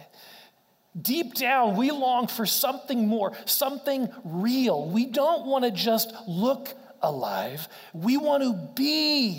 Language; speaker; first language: English; native; English